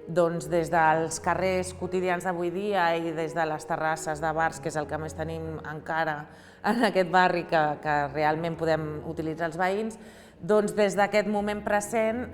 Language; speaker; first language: Catalan; native; Catalan